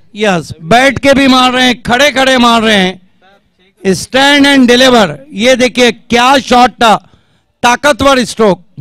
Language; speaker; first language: Hindi; non-native, local second language; Marathi